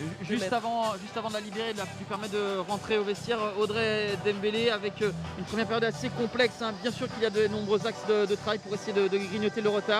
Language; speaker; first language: French; native; French